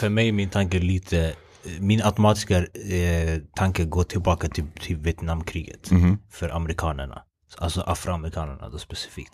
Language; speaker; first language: Swedish; early bilingual, other home language; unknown